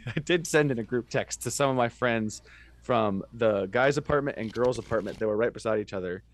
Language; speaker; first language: English; native; English